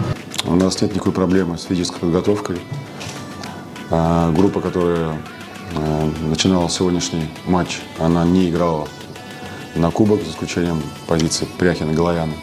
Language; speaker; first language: Russian; native; Russian